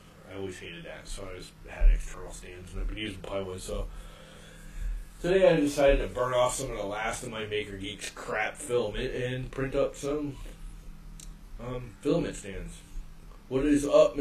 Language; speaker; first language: English; native; English